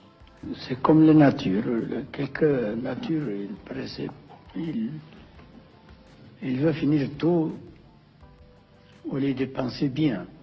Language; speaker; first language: French; non-native, fluent; Amharic